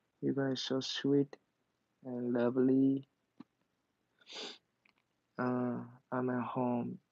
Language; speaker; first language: English; non-native, learner; Korean